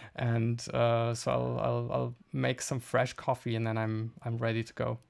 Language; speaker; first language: English; non-native, fluent; German